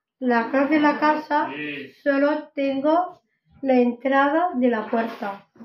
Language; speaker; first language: Spanish; non-native, local second language; Catalan